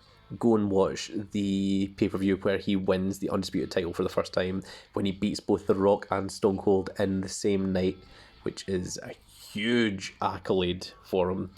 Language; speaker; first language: English; native; English